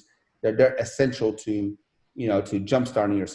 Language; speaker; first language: English; non-native, fluent; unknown